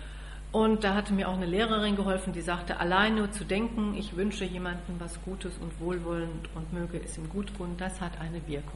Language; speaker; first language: German; native; German